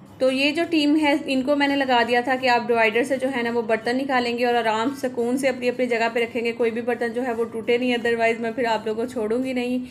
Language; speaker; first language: Urdu; native; Urdu